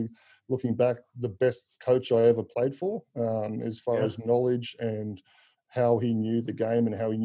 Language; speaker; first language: English; native; English